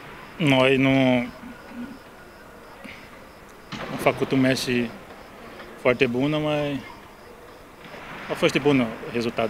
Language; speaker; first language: Romanian; non-native, learner; Portuguese